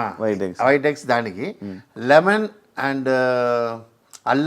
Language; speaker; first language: Telugu; non-native, local second language; Tamil